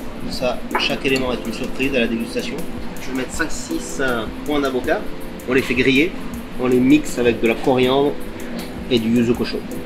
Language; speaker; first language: French; native; French